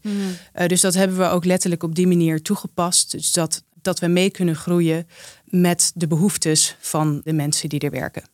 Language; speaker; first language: Dutch; native; Dutch